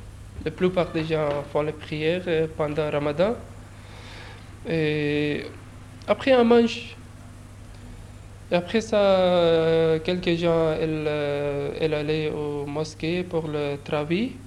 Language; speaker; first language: French; non-native, learner; Urdu